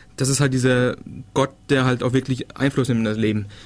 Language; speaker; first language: German; non-native, fluent; Danish